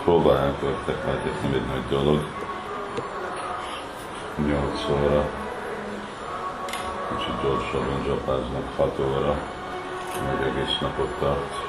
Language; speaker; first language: Hungarian; early bilingual, heritage; Hungarian